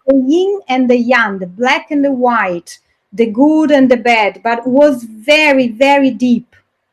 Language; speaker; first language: English; non-native, fluent; Italian